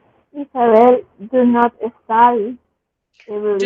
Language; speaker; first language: English; non-native, learner; Spanish